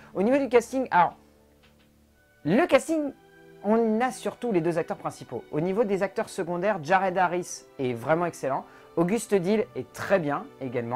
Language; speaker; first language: French; native; French